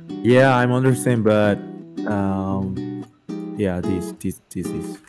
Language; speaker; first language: English; non-native, learner; Korean